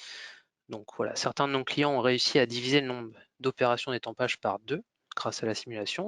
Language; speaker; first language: French; native; French